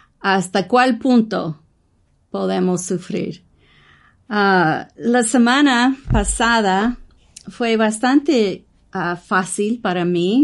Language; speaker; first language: Spanish; non-native, learner; English